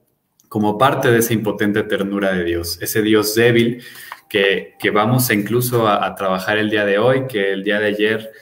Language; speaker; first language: Spanish; native; Spanish